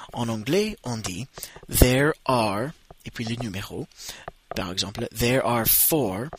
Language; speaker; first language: French; non-native, fluent; English